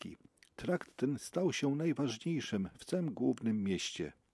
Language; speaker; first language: Polish; native; Polish